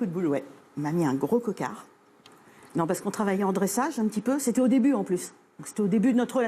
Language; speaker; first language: French; native; French